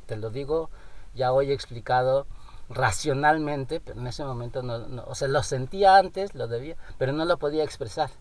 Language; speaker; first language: Spanish; non-native, local second language; Nahuatl languages